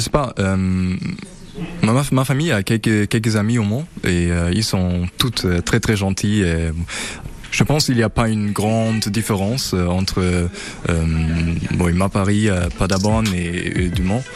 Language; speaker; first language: French; non-native, learner; German